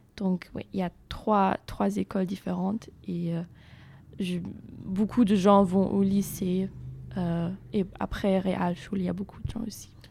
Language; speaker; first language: French; non-native, fluent; German